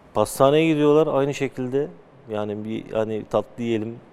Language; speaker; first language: Turkish; native; Turkish